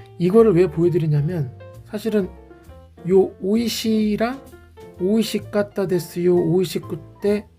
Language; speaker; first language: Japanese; non-native, fluent; Korean